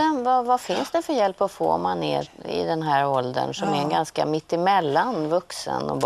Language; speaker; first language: Swedish; native; Swedish